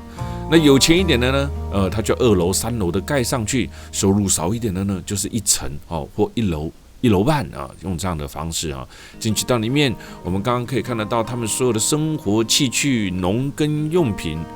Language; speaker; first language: Chinese; native; Chinese